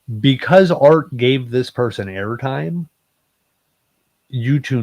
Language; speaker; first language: English; native; English